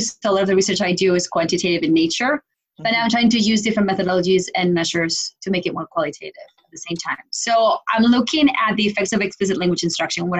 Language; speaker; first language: English; non-native, fluent; Spanish